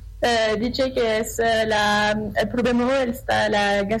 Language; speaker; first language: Spanish; non-native, learner; French